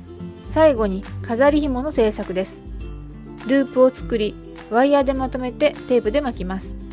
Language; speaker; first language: Japanese; native; Japanese